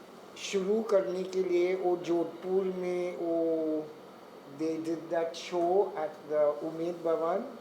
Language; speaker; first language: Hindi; non-native, local second language; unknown